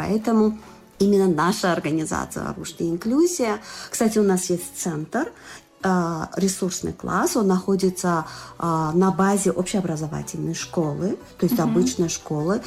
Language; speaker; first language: Russian; non-native, local second language; Tajik